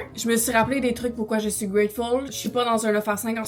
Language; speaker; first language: French; native; French